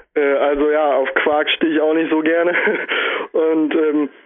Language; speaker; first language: German; native; German